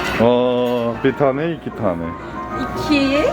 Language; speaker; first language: Turkish; non-native, learner; Korean